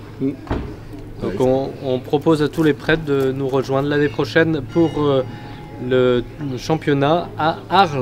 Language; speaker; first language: French; native; French